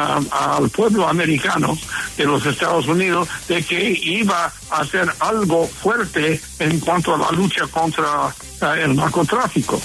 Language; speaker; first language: Spanish; non-native, fluent; English